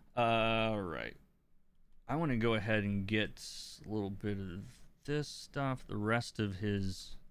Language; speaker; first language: English; native; English